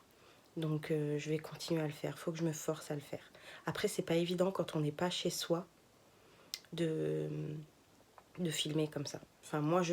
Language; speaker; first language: French; native; French